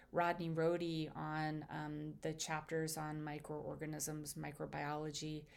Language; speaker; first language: English; native; English